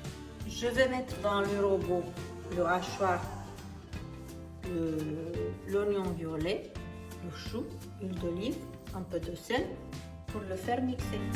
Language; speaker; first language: French; non-native, fluent; Romanian